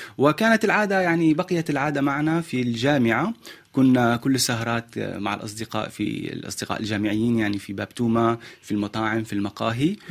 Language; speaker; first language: Arabic; native; Arabic